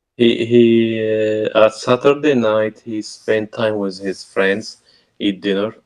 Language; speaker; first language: English; non-native, learner; Arabic